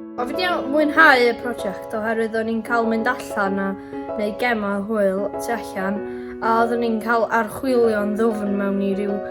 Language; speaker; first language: Welsh; native; Welsh